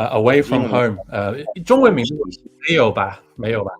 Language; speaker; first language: Chinese; non-native, fluent; English